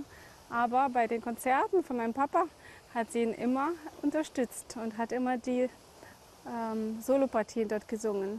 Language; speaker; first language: German; native; German